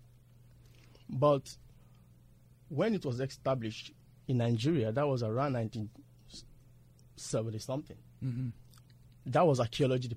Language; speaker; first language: English; non-native, local second language; Yoruba